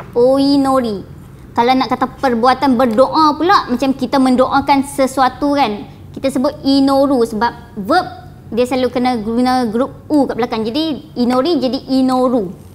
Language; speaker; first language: Malay; native; Malay